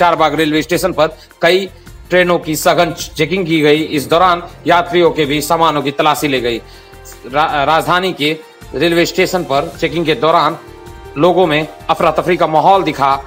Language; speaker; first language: Hindi; native; Hindi